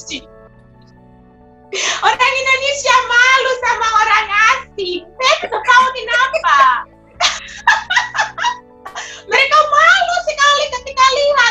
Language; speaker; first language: Indonesian; non-native, fluent; Shona